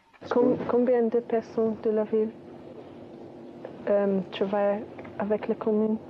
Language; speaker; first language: French; non-native, learner; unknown